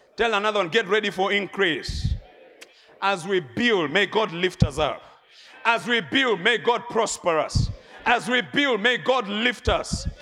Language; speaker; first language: English; non-native, local second language; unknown